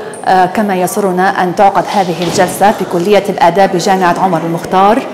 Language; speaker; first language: Arabic; native; Arabic